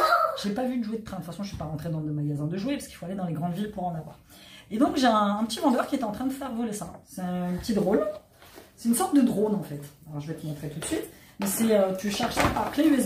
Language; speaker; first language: French; native; French